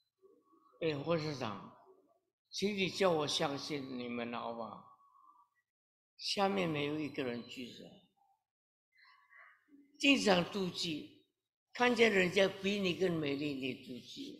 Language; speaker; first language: Chinese; early bilingual, heritage; Chinese